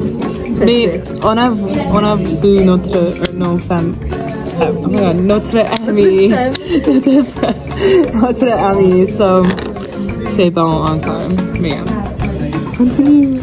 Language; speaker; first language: French; non-native, local second language; English